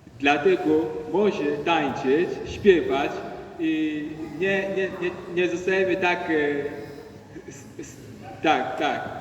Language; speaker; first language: Polish; non-native, learner; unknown